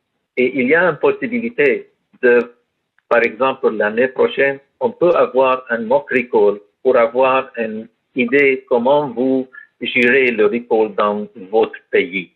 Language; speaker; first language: French; non-native, learner; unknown